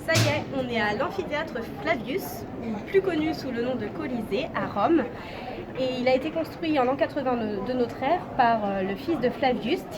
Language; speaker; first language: French; native; French